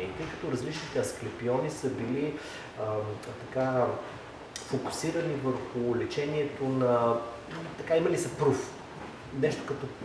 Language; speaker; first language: Bulgarian; native; Bulgarian